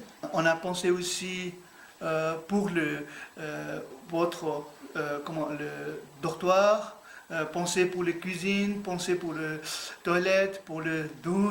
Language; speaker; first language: French; non-native, learner; Tibetan